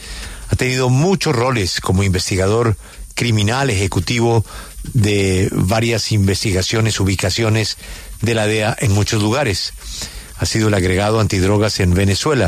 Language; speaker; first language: Spanish; native; Spanish